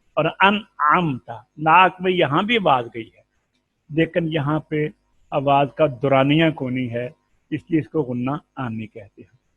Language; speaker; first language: Urdu; non-native, local second language; Punjabi